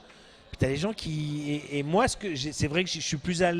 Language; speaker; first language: French; native; French